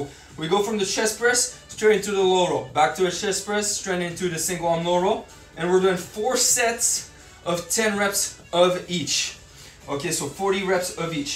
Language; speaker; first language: English; native; English